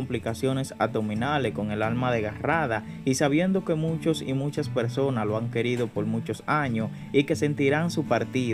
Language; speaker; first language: Spanish; native; Spanish